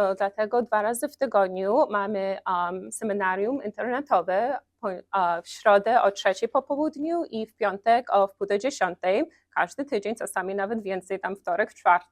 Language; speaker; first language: Polish; early bilingual, heritage; Polish